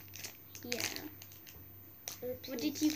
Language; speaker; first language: English; native; English